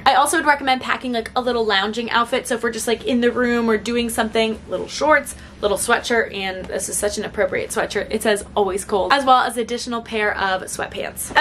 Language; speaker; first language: English; native; English